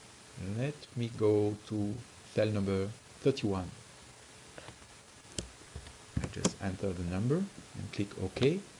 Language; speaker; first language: English; non-native, fluent; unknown